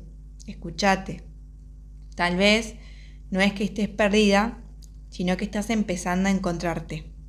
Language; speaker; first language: Spanish; native; Spanish